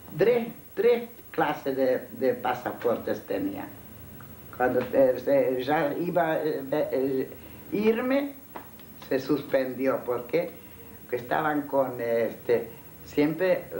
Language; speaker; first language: Spanish; non-native, fluent; Hungarian